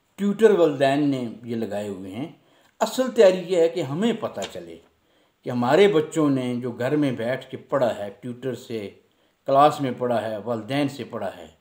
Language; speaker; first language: Urdu; non-native, local second language; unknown